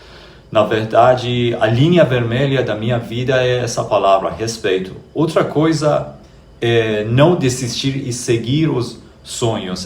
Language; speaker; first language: Portuguese; non-native, fluent; Persian